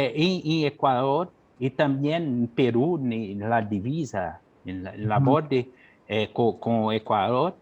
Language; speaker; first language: Spanish; non-native, learner; Portuguese